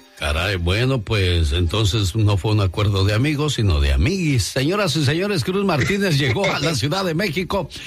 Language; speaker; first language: Spanish; native; Spanish